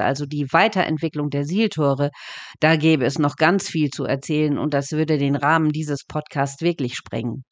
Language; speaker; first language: German; native; German